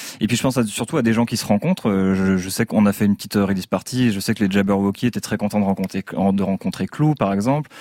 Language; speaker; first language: French; native; French